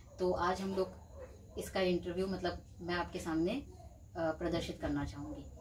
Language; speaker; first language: Hindi; non-native, local second language; Konkani